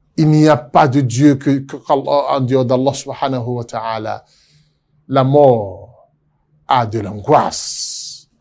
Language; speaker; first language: French; non-native, local second language; Yoruba